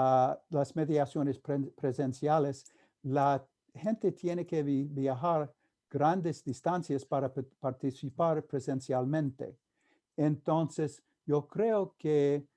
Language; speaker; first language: Spanish; non-native, fluent; English